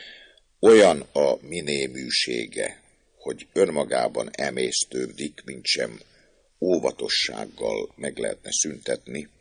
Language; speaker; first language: Hungarian; native; Hungarian